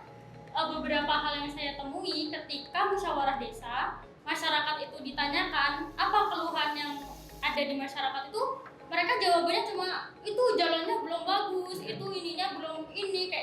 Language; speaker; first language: Indonesian; native; Indonesian